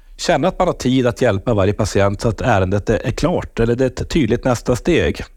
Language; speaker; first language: Swedish; native; Swedish